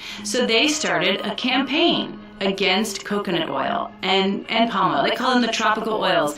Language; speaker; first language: English; native; English